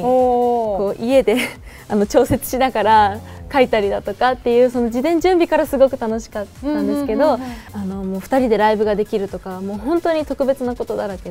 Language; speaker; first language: Japanese; native; Japanese